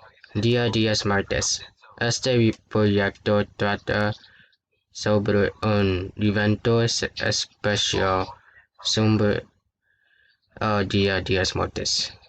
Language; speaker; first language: Spanish; non-native, learner; English